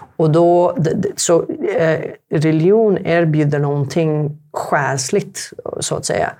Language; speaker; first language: Swedish; non-native, fluent; Arabic